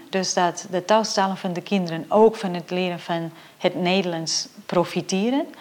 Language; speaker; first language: Dutch; non-native, fluent; Portuguese